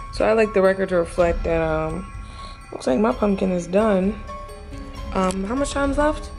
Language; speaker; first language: English; native; English